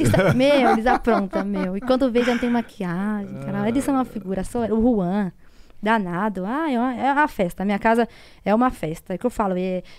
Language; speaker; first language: Portuguese; native; Portuguese